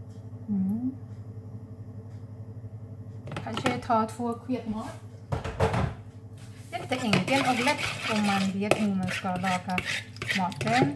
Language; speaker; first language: Swedish; non-native, learner; Thai